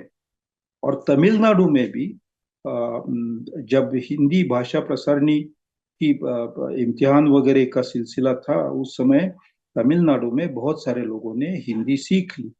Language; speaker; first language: Hindi; non-native, local second language; Marathi